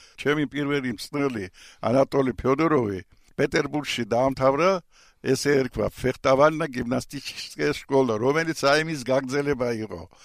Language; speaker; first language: Georgian; non-native, local second language; Russian